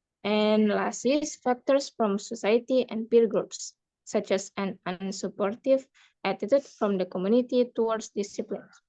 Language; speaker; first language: English; non-native, fluent; Indonesian